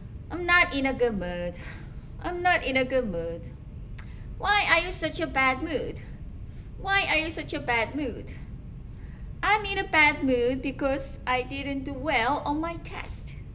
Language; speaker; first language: English; non-native, fluent; Korean